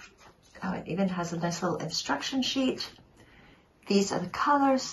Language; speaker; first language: English; native; English